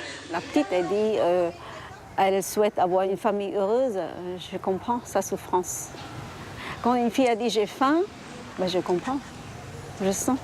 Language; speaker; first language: French; non-native, fluent; Khmer